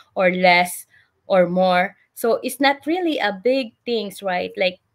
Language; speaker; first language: English; non-native, local second language; Filipino